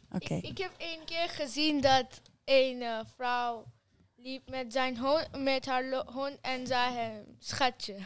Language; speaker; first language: Dutch; early bilingual, other home language; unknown